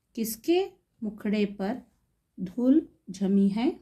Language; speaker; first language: Hindi; non-native, local second language; Kannada